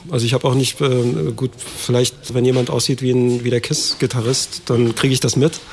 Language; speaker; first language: German; native; German